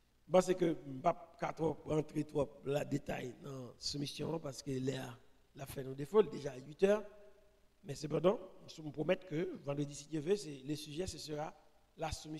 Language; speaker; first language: French; non-native, local second language; Haitian Creole